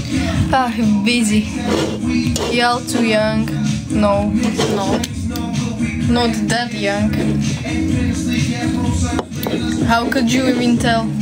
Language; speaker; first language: English; non-native, learner; Slovak